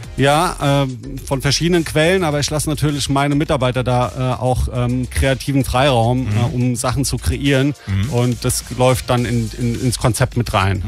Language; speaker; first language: German; early bilingual, other home language; Croatian